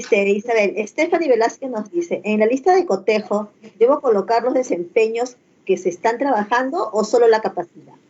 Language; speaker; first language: Spanish; native; Spanish